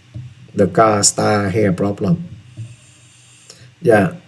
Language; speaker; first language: English; non-native, learner; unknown